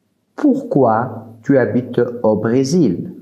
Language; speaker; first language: French; non-native, fluent; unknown